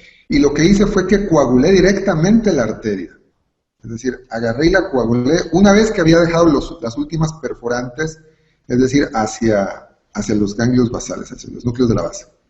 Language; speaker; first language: Spanish; native; Spanish